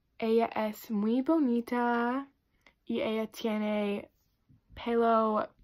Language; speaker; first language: Spanish; non-native, learner; English